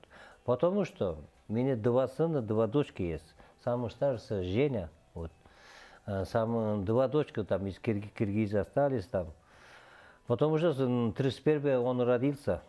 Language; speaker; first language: Russian; non-native, learner; Kyrgyz